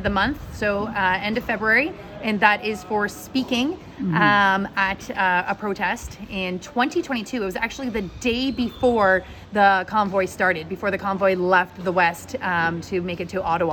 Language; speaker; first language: English; native; English